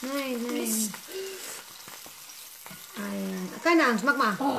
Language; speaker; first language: German; non-native, learner; Cebuano